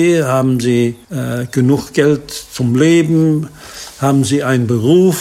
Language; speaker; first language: German; non-native, fluent; Dutch